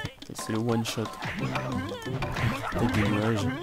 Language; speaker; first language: French; native; French